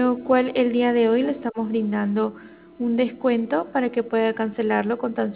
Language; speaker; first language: Spanish; native; Spanish